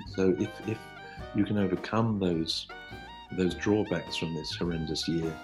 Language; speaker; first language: English; native; English